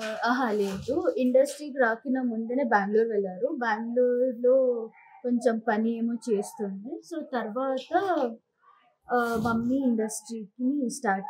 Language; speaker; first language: Telugu; non-native, local second language; Kannada